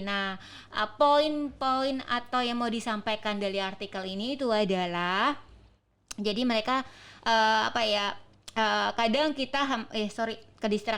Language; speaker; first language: Indonesian; native; Indonesian